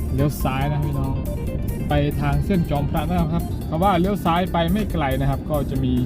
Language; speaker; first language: Thai; non-native, local second language; Northern Khmer